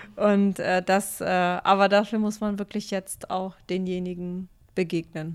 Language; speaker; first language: German; native; German